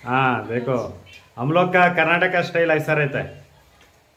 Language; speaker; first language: Hindi; non-native, local second language; Kannada